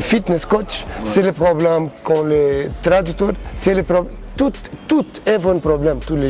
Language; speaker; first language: French; non-native, learner; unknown